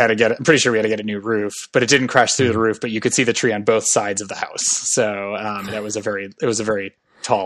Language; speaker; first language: English; native; English